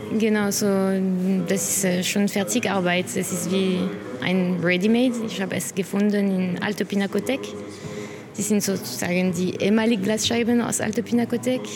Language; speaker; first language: German; non-native, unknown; French